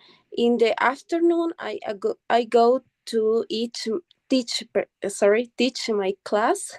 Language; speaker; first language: English; non-native, learner; Spanish